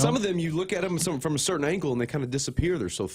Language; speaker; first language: English; native; English